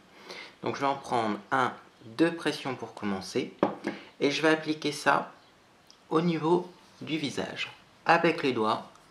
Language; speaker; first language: French; native; French